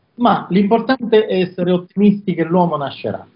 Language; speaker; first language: Italian; native; Italian